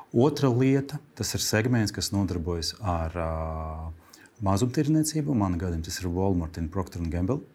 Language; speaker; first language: Latvian; non-native, local second language; Russian